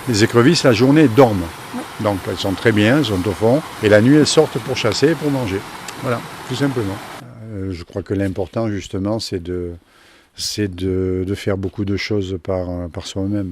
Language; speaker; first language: French; native; French